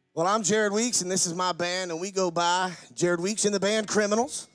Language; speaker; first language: English; native; English